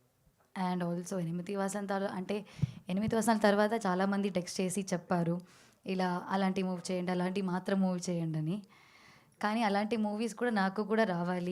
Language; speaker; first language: Telugu; non-native, fluent; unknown